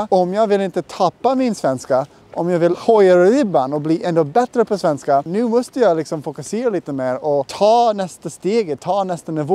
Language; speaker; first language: Swedish; non-native, fluent; English